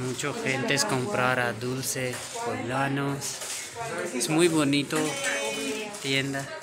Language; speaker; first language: Spanish; non-native, learner; Hindi